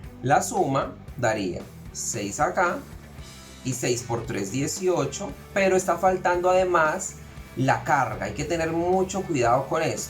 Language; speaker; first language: Spanish; native; Spanish